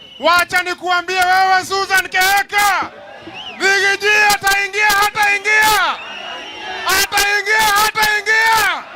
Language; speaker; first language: Swahili; non-native, local second language; Kikuyu